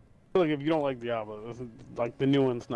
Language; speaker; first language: English; native; English